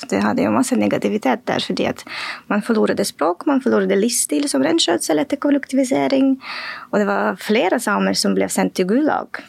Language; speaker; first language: Norwegian; non-native, fluent; Russian